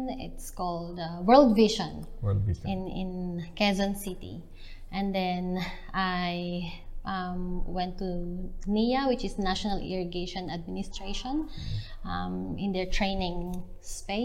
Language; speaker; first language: English; non-native, local second language; Filipino